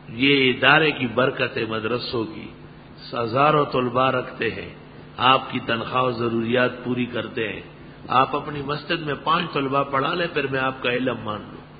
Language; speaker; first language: Urdu; non-native, local second language; Pashto